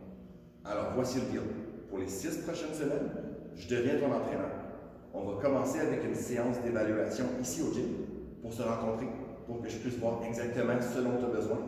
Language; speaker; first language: French; native; French